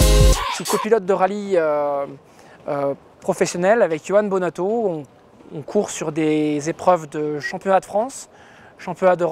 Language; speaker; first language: French; native; French